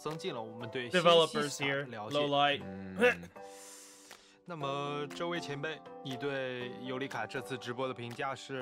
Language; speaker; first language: Chinese; native; Chinese